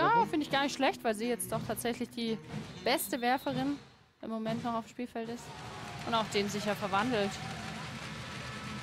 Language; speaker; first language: German; native; German